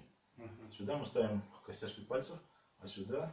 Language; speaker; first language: Russian; native; Russian